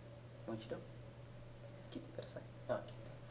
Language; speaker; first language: Japanese; non-native, learner; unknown